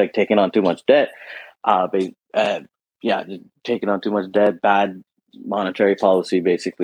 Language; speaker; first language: English; native; English